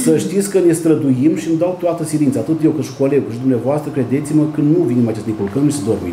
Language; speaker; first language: Romanian; native; Romanian